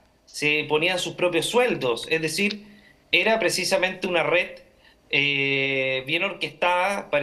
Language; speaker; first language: Spanish; native; Spanish